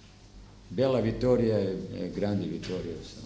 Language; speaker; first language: Italian; non-native, learner; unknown